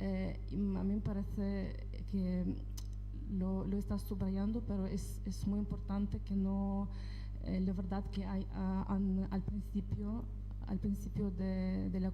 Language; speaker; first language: Spanish; non-native, fluent; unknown